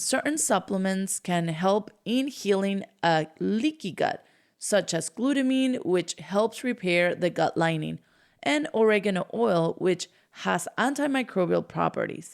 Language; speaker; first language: English; non-native, fluent; Spanish